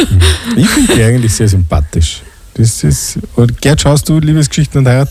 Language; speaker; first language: German; native; German